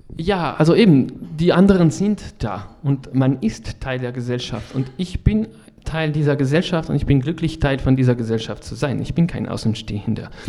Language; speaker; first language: German; non-native, fluent; French